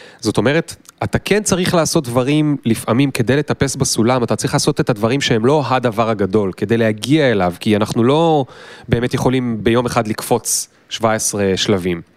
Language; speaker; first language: Hebrew; native; Hebrew